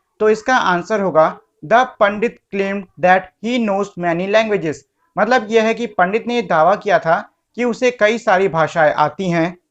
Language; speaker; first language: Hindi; native; Hindi